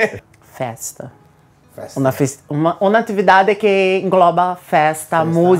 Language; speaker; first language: Spanish; non-native, learner; Portuguese